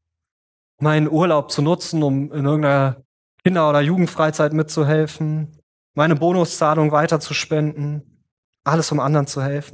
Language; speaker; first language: German; native; German